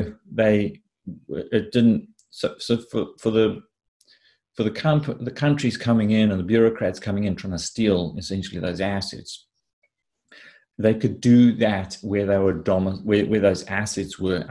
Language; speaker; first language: English; native; English